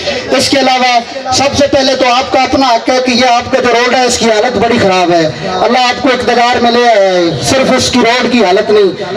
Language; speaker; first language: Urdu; non-native, local second language; Punjabi